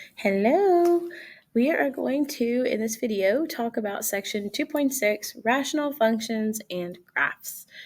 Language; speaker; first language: English; native; English